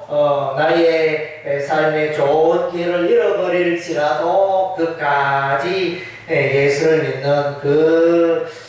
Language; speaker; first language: Korean; native; Korean